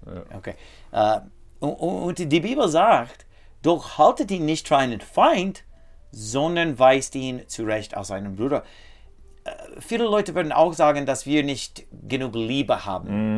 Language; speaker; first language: German; non-native, learner; English